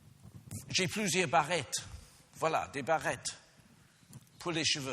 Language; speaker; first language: French; non-native, fluent; English